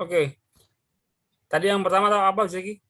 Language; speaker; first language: Indonesian; native; Indonesian